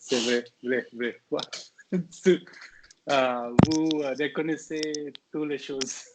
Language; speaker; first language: French; non-native, learner; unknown